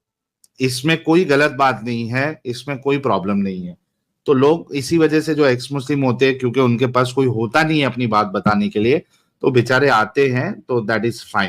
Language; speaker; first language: Hindi; native; Hindi